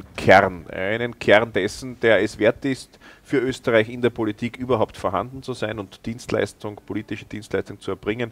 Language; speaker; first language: German; native; German